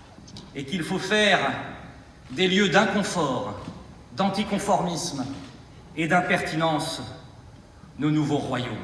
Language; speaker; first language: French; native; French